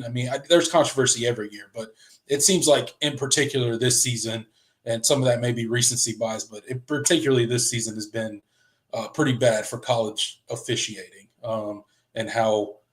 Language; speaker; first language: English; native; English